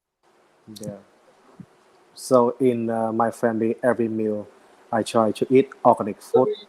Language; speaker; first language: English; non-native, learner; Vietnamese